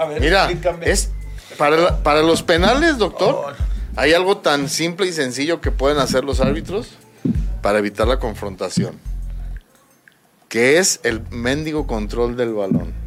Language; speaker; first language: Spanish; native; Spanish